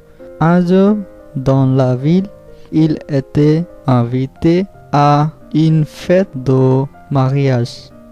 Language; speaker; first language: French; non-native, learner; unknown